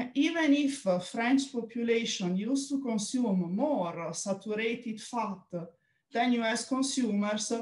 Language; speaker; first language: English; non-native, fluent; Italian